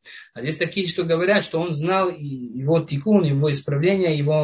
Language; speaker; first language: Russian; non-native, fluent; Hebrew